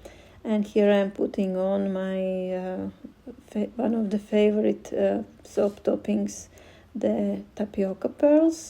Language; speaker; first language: English; non-native, fluent; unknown